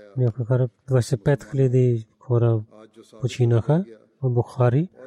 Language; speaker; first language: Bulgarian; non-native, learner; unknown